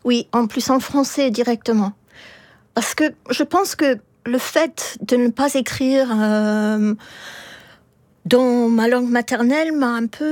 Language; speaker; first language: French; non-native, fluent; English